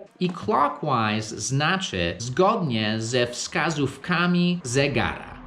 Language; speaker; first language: Polish; non-native, fluent; English